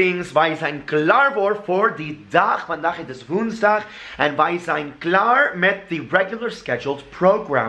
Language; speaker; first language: Dutch; non-native, learner; English